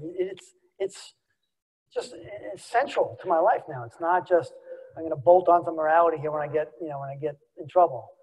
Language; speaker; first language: English; native; English